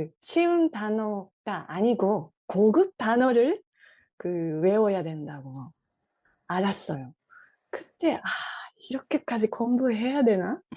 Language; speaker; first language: Korean; non-native, fluent; Japanese